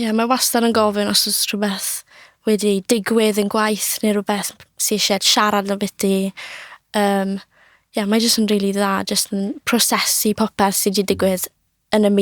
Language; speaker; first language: Welsh; native; Welsh